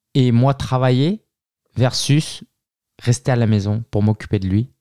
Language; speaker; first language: French; native; French